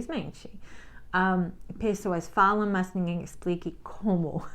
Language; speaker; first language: Portuguese; non-native, learner; English